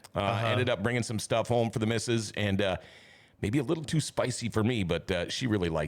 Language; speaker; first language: English; native; English